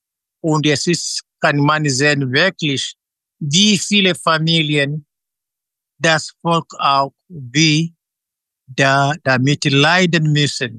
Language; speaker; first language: German; non-native, fluent; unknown